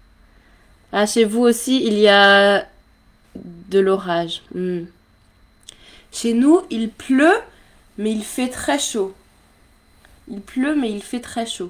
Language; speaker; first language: French; native; French